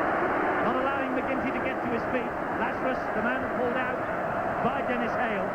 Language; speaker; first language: English; native; English